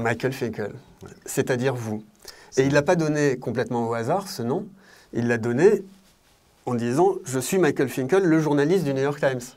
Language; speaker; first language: French; native; French